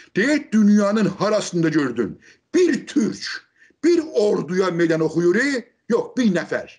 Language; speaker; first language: Azerbaijani; native; Azerbaijani